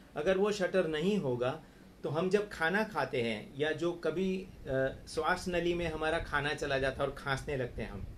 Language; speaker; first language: Hindi; non-native, local second language; Gujarati